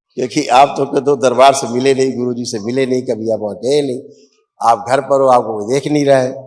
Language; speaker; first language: Hindi; native; Hindi